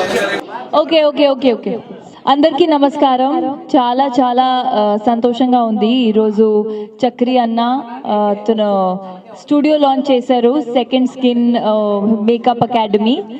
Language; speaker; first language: Telugu; non-native, fluent; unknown